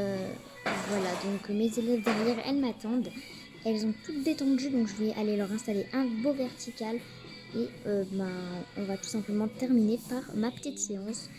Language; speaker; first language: French; native; French